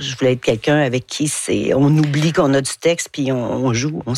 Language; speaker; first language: French; native; French